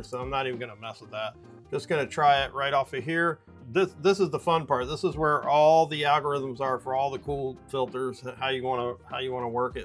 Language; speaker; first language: English; native; English